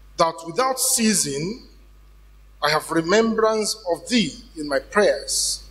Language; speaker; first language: English; non-native, local second language; Yoruba